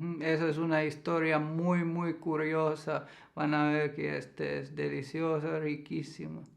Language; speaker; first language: Spanish; non-native, fluent; Finnish